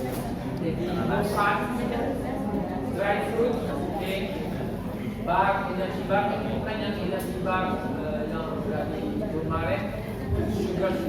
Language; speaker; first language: Indonesian; non-native, learner; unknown